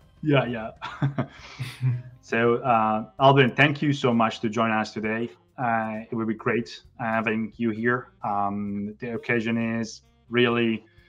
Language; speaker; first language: English; non-native, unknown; Italian